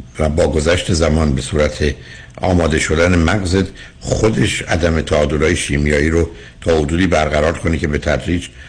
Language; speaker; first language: Persian; native; Persian